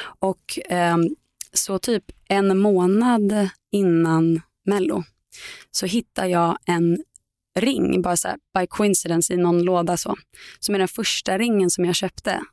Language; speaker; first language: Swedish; native; Swedish